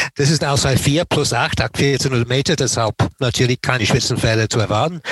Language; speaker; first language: German; non-native, fluent; English